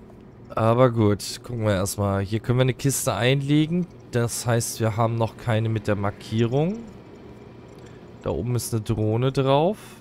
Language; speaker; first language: German; native; German